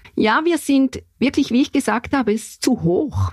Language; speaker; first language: German; native; German